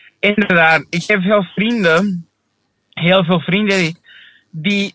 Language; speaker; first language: Dutch; non-native, fluent; English